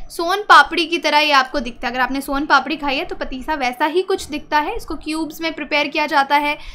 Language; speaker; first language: Hindi; native; Hindi